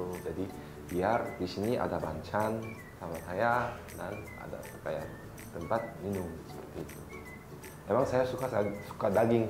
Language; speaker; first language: Indonesian; non-native, fluent; Korean